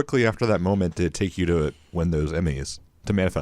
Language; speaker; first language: English; native; English